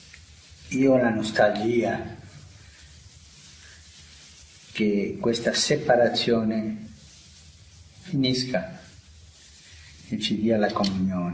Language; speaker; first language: Italian; non-native, fluent; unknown